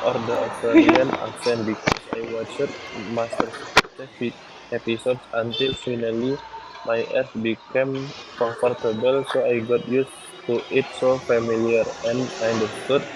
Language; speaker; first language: English; non-native, learner; Indonesian